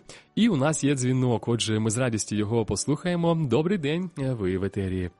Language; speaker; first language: Ukrainian; native; Ukrainian